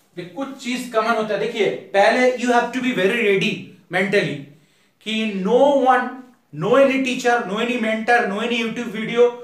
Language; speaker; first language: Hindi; non-native, local second language; Bangla